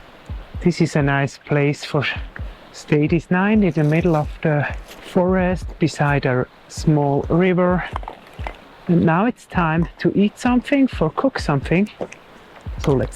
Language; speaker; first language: English; non-native, fluent; German